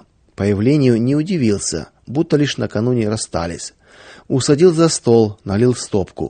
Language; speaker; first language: Russian; native; Russian